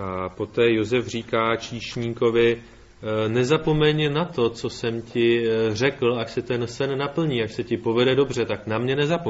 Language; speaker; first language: Czech; native; Czech